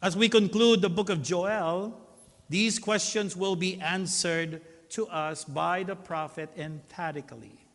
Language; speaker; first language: English; non-native, local second language; Filipino